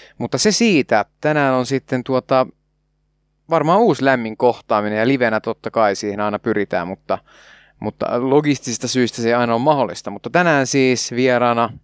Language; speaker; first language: Finnish; native; Finnish